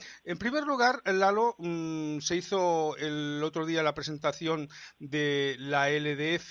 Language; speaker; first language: Spanish; native; Spanish